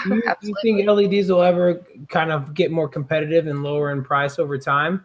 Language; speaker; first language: English; native; English